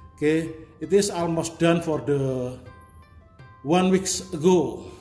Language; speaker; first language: English; non-native, learner; Indonesian